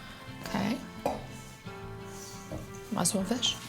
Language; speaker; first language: Portuguese; early bilingual, heritage; Portuguese